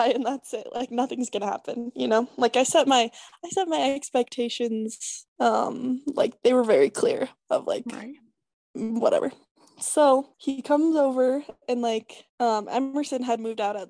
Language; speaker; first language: English; native; English